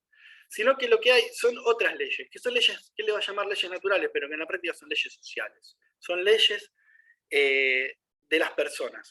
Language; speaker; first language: Spanish; native; Spanish